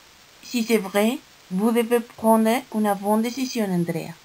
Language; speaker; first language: French; non-native, learner; Spanish